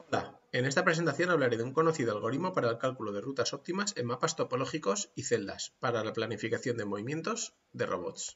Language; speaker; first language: Spanish; native; Spanish